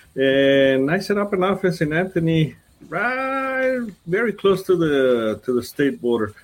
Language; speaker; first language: English; non-native, fluent; Spanish